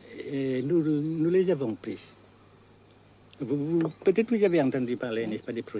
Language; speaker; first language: French; non-native, local second language; Vietnamese